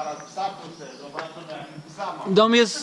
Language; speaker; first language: Polish; non-native, fluent; Armenian